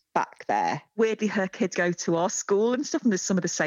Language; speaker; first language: English; native; English